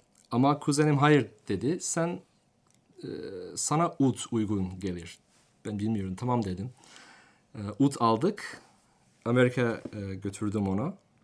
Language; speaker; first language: Turkish; non-native, fluent; English